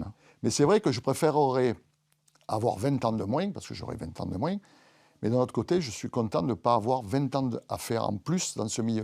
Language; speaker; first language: French; native; French